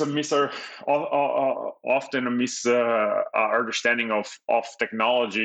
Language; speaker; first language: English; non-native, fluent; Italian